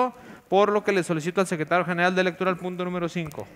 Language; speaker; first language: Spanish; native; Spanish